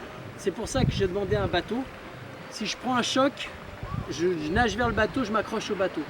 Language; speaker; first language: French; native; French